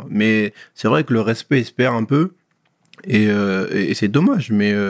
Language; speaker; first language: French; native; French